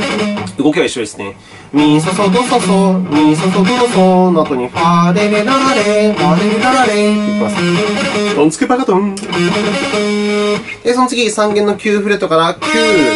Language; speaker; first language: Japanese; native; Japanese